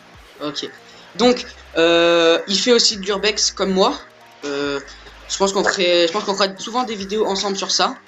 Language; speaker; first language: French; native; French